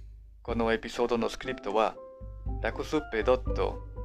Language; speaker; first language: Japanese; non-native, fluent; Spanish